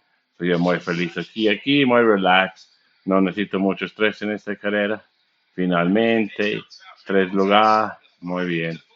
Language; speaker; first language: Spanish; non-native, learner; English